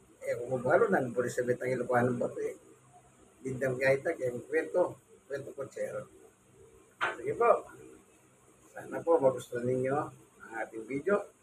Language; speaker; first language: Filipino; non-native, local second language; Pampanga